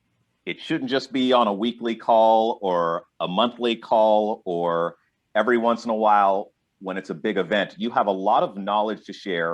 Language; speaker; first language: English; native; English